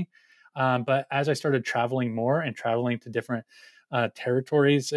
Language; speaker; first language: English; native; English